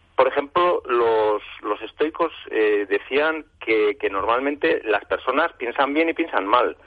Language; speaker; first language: Spanish; native; Spanish